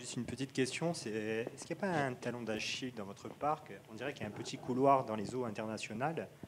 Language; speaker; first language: French; native; French